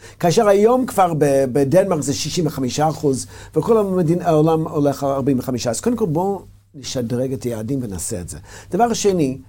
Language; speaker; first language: Hebrew; non-native, fluent; English